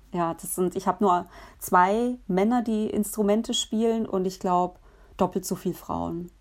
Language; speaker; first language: German; early bilingual, other home language; Polish